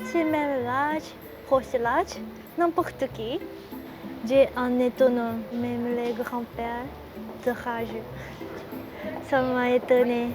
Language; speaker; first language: French; non-native, learner; Japanese